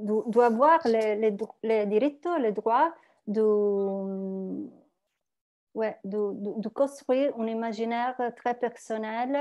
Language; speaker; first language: French; non-native, learner; Italian